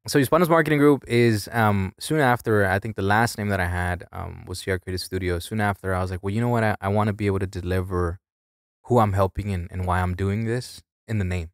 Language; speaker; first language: English; early bilingual, other home language; Spanish